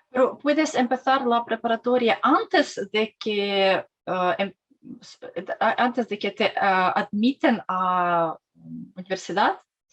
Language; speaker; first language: Spanish; non-native, learner; Russian